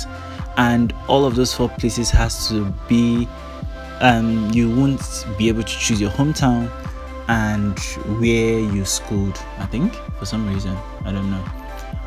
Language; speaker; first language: English; non-native, local second language; Igbo